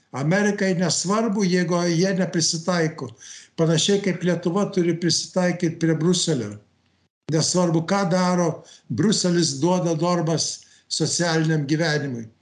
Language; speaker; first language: Lithuanian; early bilingual, heritage; Lithuanian